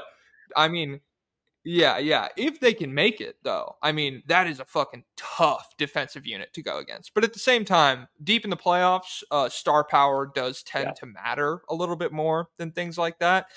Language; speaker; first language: English; native; English